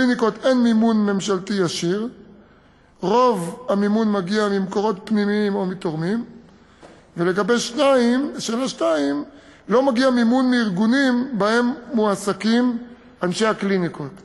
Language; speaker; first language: Hebrew; native; Hebrew